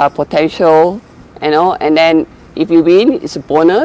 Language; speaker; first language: English; non-native, local second language; Malay